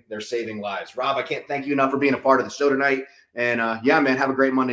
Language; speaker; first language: English; native; English